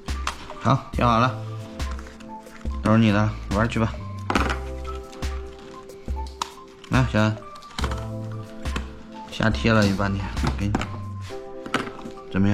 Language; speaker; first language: Chinese; native; Chinese